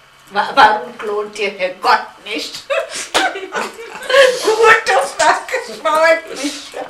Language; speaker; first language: German; non-native, fluent; Gujarati